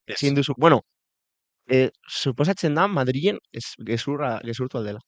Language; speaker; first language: Basque; non-native, local second language; Spanish